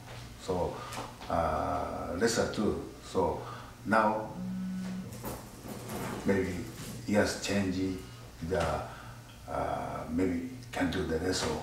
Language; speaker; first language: English; non-native, learner; Japanese